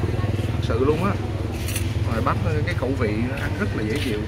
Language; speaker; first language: Vietnamese; native; Vietnamese